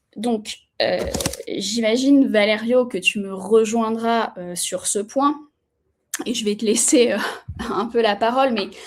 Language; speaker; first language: French; native; French